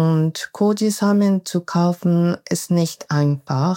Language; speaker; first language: German; non-native, fluent; Japanese